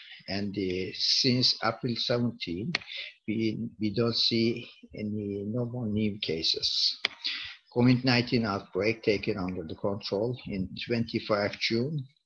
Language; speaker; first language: English; non-native, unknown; Turkish